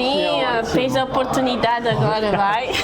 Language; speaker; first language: Portuguese; non-native, fluent; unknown